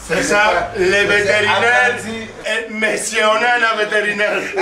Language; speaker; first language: French; non-native, learner; Spanish